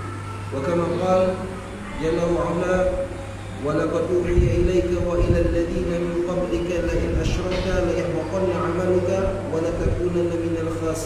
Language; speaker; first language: Arabic; non-native, learner; Indonesian